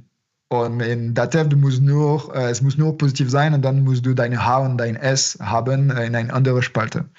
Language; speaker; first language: German; non-native, fluent; French